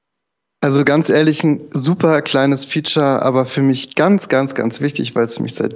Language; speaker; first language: German; native; German